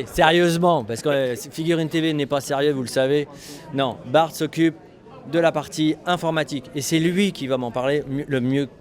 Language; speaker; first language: French; native; French